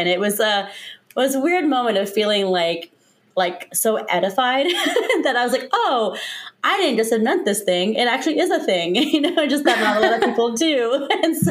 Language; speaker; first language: English; native; English